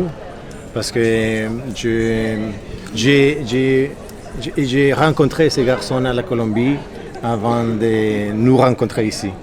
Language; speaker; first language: French; non-native, fluent; Spanish